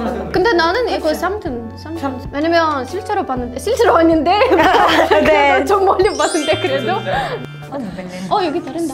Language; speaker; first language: Korean; non-native, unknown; Ukrainian